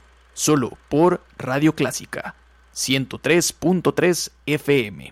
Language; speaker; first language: Spanish; native; Spanish